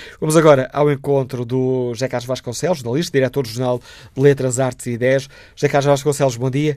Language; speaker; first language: Portuguese; native; Portuguese